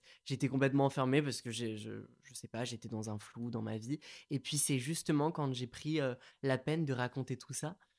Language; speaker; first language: French; native; French